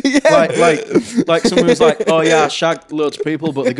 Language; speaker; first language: English; native; English